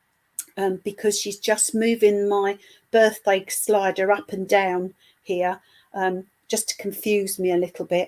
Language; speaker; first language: English; native; English